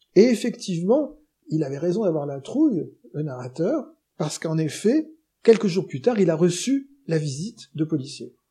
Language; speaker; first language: French; native; French